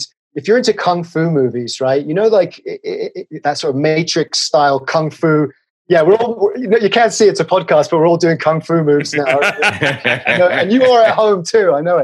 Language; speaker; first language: English; native; English